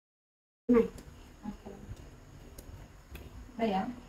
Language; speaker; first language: Vietnamese; non-native, learner; Filipino